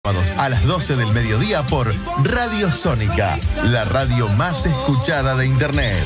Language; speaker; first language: Spanish; native; Spanish